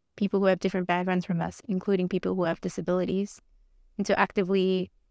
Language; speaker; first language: English; early bilingual, other home language; Spanish